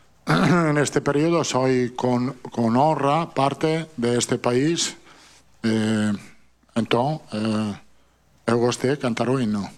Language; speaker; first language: Portuguese; non-native, fluent; Italian